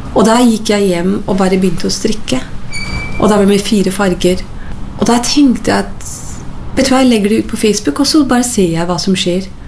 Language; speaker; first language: Norwegian; non-native, fluent; English